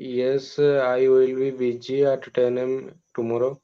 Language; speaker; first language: English; non-native, learner; Odia